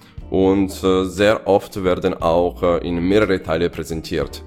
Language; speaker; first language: German; non-native, fluent; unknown